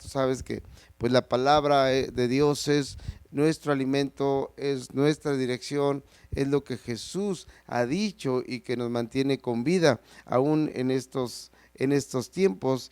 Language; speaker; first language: Spanish; native; Spanish